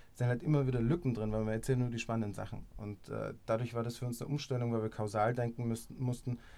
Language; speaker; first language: German; native; German